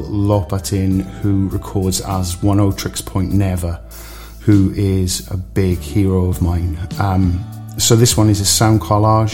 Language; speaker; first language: English; native; English